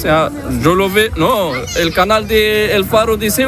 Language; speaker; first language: Spanish; non-native, learner; Arabic